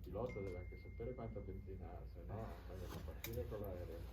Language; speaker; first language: Italian; native; Italian